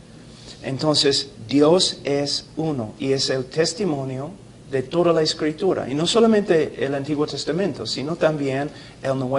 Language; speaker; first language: Spanish; non-native, fluent; English